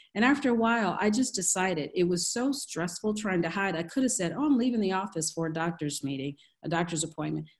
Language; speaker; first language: English; native; English